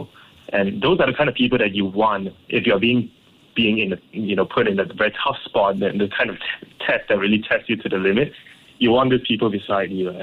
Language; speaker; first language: English; non-native, local second language; Cantonese